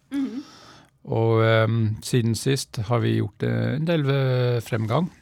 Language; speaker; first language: Norwegian; non-native, fluent; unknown